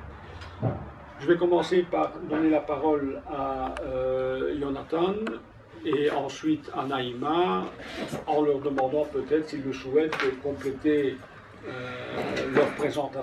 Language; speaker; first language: French; native; French